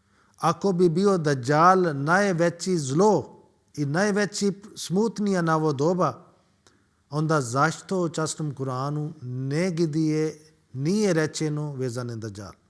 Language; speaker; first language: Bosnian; non-native, learner; Urdu